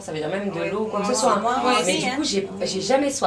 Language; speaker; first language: French; native; French